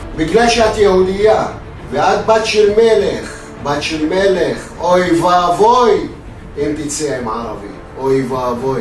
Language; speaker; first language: Hebrew; non-native, fluent; Arabic